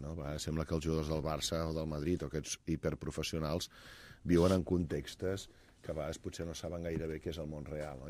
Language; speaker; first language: Catalan; native; Catalan